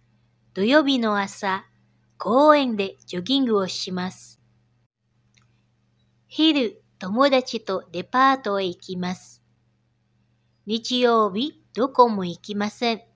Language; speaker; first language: Japanese; non-native, fluent; Indonesian